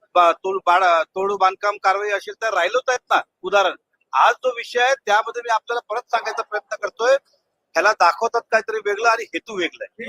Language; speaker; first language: Marathi; non-native, local second language; Hindi